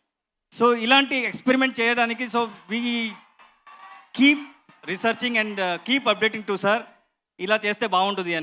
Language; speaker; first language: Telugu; non-native, learner; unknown